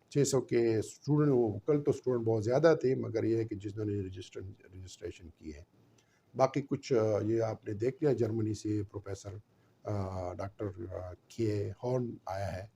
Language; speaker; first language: Urdu; non-native, local second language; Pashto